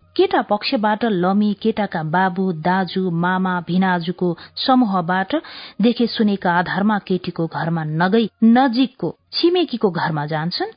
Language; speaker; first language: Nepali; native; Nepali